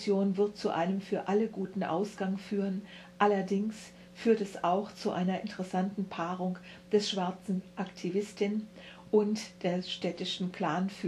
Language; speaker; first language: German; native; German